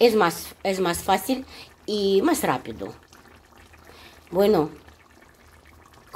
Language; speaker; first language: Spanish; non-native, learner; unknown